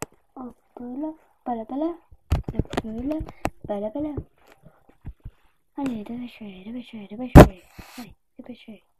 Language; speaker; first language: French; native; French